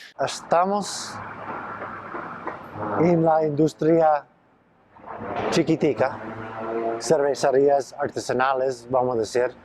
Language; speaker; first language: Spanish; non-native, fluent; English